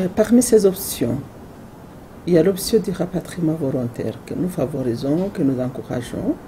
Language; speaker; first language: French; non-native, local second language; Kinyarwanda